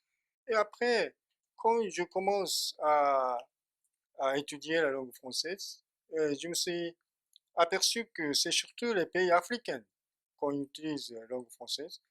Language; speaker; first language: French; non-native, fluent; Japanese